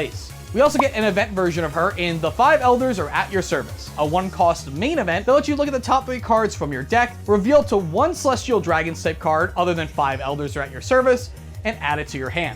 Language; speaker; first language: English; native; English